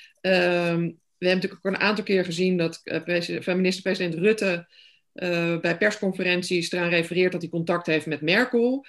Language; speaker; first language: Dutch; native; Dutch